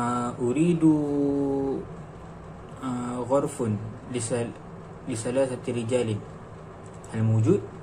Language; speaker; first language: Arabic; non-native, learner; Malay